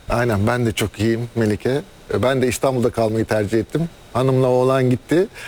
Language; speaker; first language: Turkish; native; Turkish